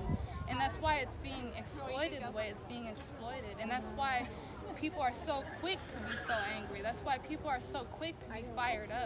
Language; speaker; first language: English; native; English